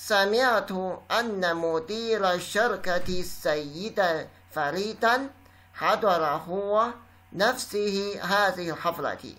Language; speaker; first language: Arabic; non-native, learner; Chinese